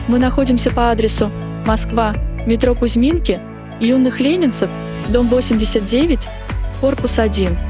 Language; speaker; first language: Russian; native; Russian